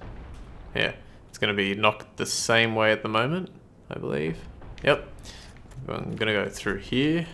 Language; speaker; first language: English; native; English